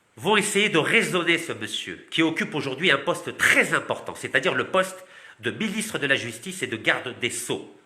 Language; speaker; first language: French; non-native, local second language; Arabic